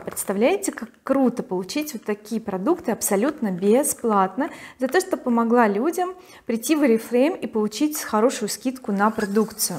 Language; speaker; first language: Russian; native; Russian